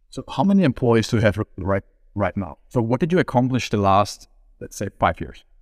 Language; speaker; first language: English; non-native, fluent; German